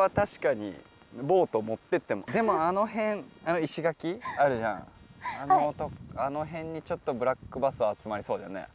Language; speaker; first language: Japanese; native; Japanese